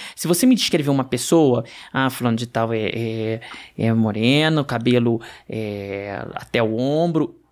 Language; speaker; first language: Portuguese; native; Portuguese